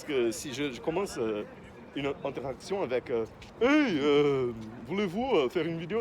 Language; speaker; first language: French; non-native, fluent; Portuguese